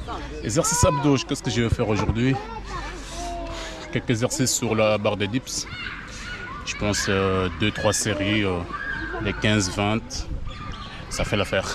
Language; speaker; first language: French; native; French